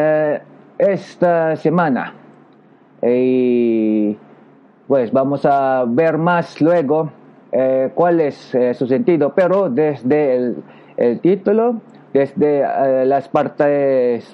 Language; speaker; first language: Spanish; non-native, learner; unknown